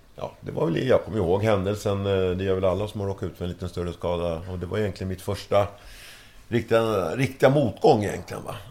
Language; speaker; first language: Swedish; early bilingual, other home language; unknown